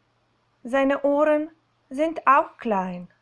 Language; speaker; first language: German; non-native, fluent; Slovenian